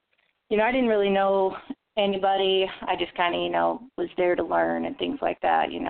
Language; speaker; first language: English; native; English